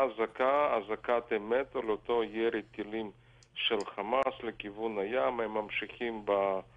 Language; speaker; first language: Hebrew; non-native, fluent; Russian